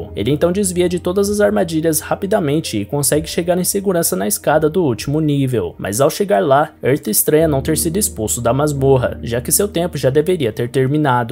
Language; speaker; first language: Portuguese; native; Portuguese